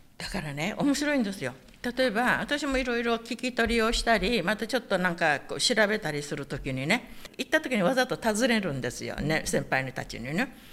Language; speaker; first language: Japanese; non-native, local second language; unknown